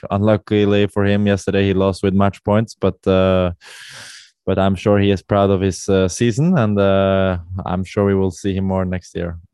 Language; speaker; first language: English; non-native, fluent; Norwegian